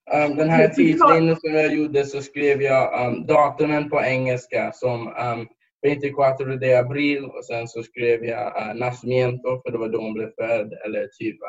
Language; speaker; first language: Swedish; early bilingual, heritage; English